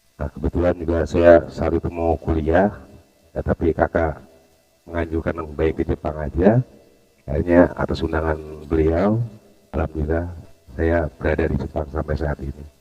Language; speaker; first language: Indonesian; native; Indonesian